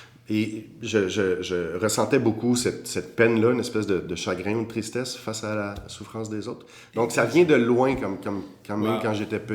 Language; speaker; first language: French; native; French